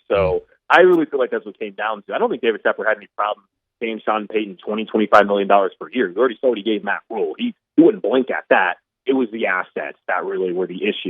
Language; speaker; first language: English; native; English